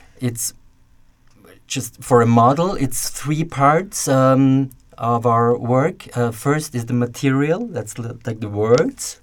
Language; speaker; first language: English; non-native, fluent; German